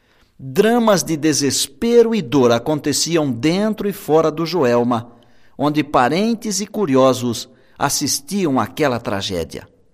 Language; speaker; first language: Portuguese; native; Portuguese